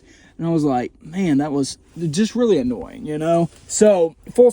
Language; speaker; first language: English; native; English